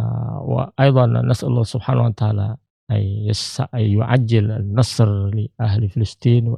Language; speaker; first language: Arabic; non-native, fluent; Indonesian